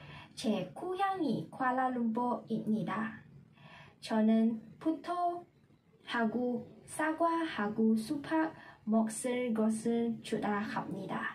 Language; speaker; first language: Korean; non-native, learner; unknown